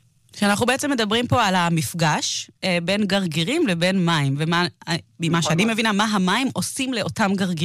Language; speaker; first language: Hebrew; native; Hebrew